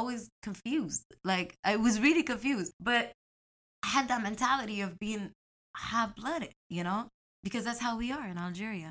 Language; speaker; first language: English; non-native, fluent; Arabic